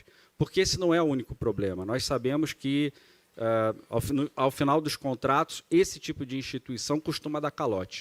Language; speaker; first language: Portuguese; native; Portuguese